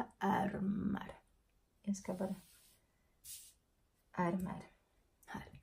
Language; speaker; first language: Swedish; non-native, learner; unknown